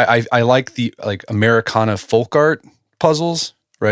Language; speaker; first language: English; native; English